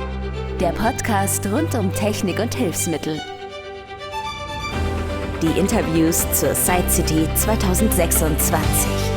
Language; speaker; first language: German; native; German